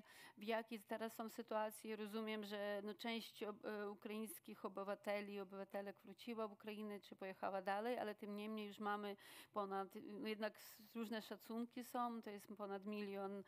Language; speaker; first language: Polish; non-native, fluent; Ukrainian